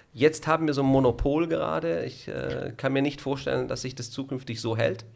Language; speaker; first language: German; non-native, fluent; Italian